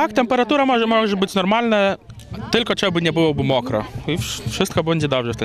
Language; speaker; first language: Polish; non-native, learner; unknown